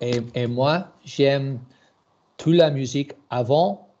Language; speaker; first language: French; non-native, learner; English